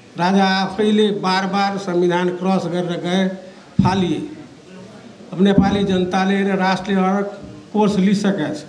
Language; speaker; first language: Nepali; non-native, local second language; Maithili